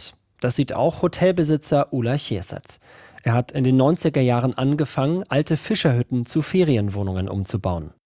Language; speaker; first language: German; native; German